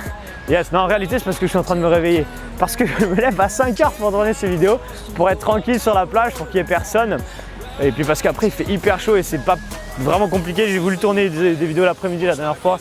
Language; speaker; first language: French; native; French